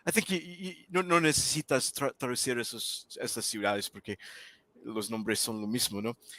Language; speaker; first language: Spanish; non-native, learner; English